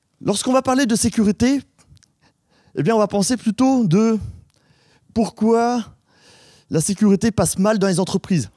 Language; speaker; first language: French; native; French